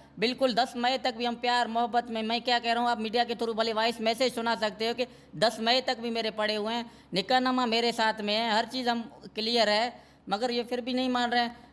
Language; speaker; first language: Urdu; non-native, local second language; Sindhi